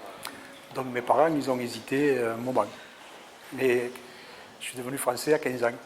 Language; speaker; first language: French; early bilingual, other home language; Catalan